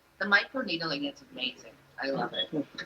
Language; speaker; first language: English; native; English